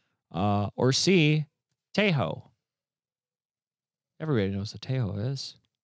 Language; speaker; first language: English; early bilingual, other home language; Spanish